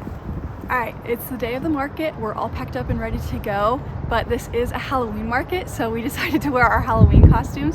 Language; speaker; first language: English; native; English